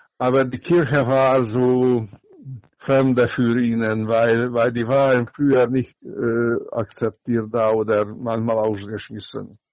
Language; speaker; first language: German; non-native, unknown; Hungarian